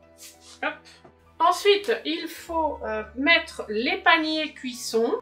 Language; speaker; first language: French; native; French